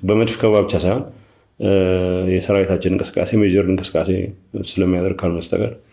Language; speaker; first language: Amharic; non-native, local second language; Tigrinya